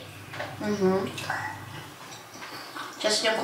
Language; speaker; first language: Russian; native; Russian